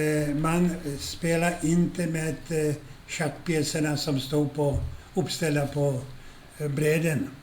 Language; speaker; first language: Swedish; non-native, fluent; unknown